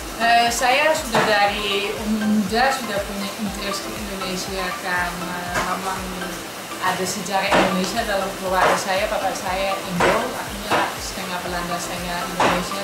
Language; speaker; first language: Indonesian; non-native, fluent; Dutch